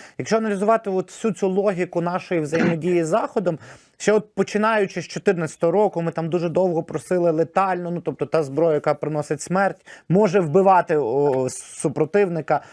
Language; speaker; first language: Ukrainian; native; Ukrainian